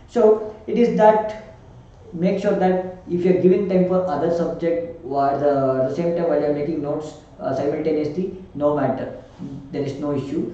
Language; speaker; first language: English; non-native, local second language; Kannada